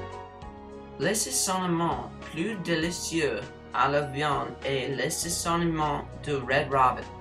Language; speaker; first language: French; non-native, learner; English